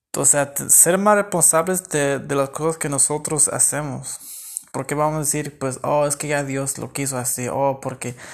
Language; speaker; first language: Spanish; early bilingual, heritage; Spanish